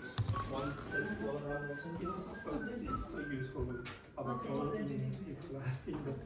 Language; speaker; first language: English; non-native, learner; Spanish